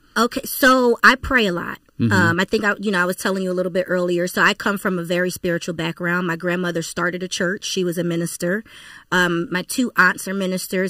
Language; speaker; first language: English; native; English